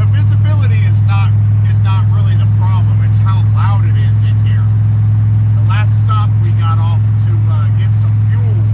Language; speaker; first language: English; native; English